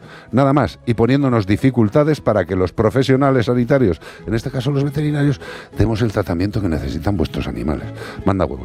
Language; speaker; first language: Spanish; native; Spanish